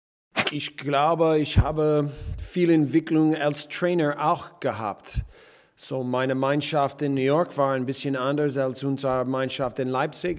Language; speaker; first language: German; non-native, fluent; English